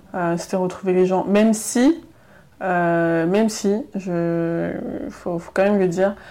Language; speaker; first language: French; native; French